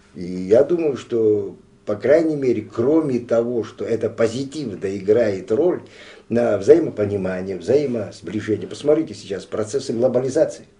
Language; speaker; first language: Russian; non-native, local second language; Abkhazian